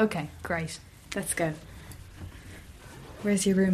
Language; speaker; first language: English; native; English